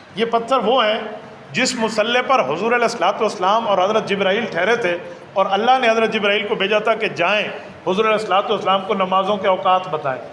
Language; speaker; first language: Urdu; non-native, local second language; Saraiki